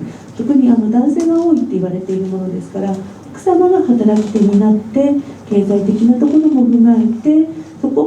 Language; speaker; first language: Japanese; native; Japanese